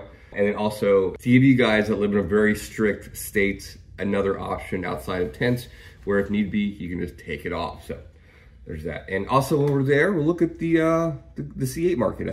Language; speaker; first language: English; native; English